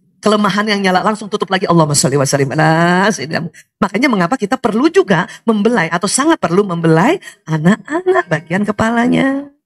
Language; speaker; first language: Indonesian; native; Indonesian